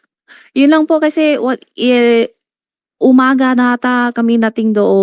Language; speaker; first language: Filipino; non-native, learner; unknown